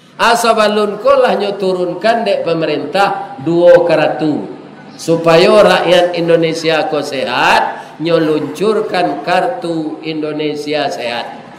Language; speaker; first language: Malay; non-native, local second language; Minangkabau